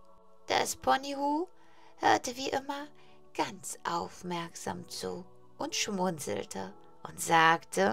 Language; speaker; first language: German; native; German